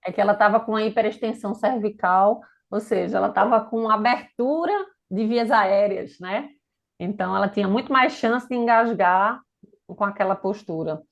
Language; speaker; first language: Portuguese; native; Portuguese